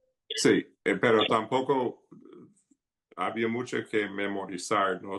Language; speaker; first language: Spanish; non-native, fluent; English